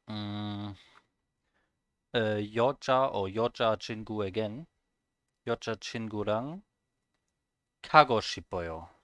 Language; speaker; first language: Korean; non-native, learner; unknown